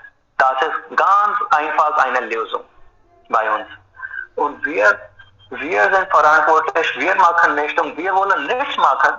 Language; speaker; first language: German; non-native, fluent; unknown